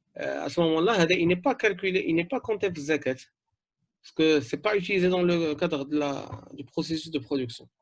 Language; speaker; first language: French; non-native, local second language; Arabic